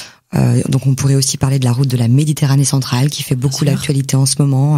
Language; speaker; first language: French; native; French